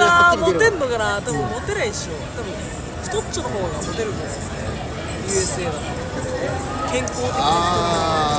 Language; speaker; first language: Japanese; native; Japanese